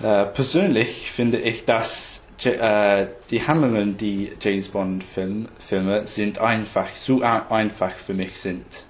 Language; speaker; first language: German; non-native, learner; English